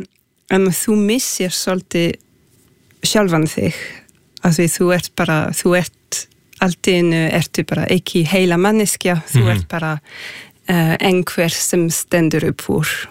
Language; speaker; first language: Icelandic; non-native, fluent; French